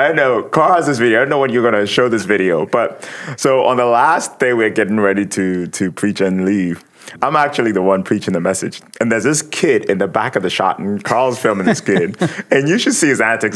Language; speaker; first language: English; non-native, local second language; Akan